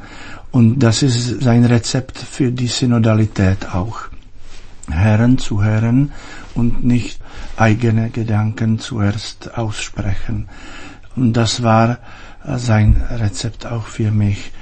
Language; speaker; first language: German; non-native, fluent; Czech